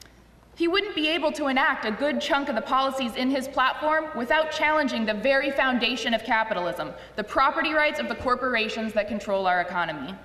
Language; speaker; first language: English; native; English